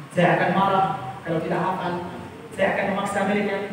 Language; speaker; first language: Indonesian; non-native, fluent; Arabic